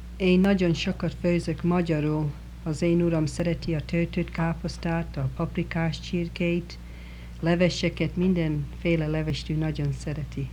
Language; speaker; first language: Hungarian; early bilingual, heritage; Hungarian